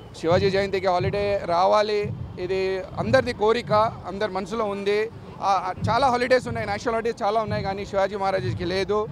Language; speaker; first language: Telugu; non-native, local second language; Marathi